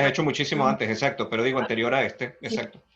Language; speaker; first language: Spanish; native; Spanish